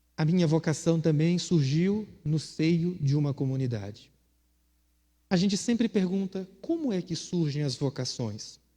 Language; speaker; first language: Portuguese; native; Portuguese